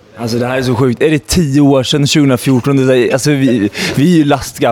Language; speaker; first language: Swedish; native; Swedish